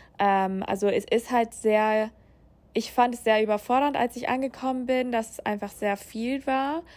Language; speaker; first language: German; non-native, fluent; English